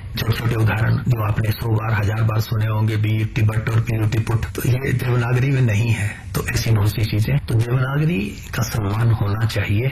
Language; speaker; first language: Hindi; native; Hindi